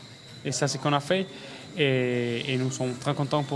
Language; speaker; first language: French; non-native, learner; Spanish